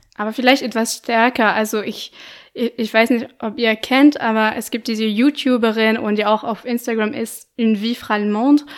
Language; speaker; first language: German; non-native, fluent; French